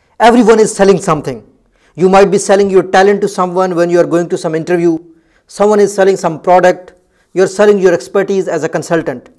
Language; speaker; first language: English; non-native, local second language; Urdu